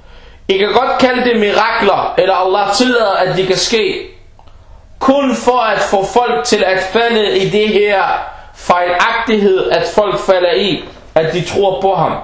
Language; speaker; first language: Danish; early bilingual, other home language; Arabic